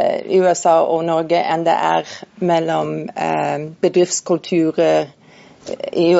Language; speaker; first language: Norwegian; non-native, fluent; English